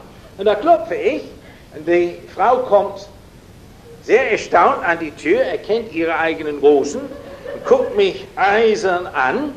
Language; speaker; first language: German; non-native, fluent; English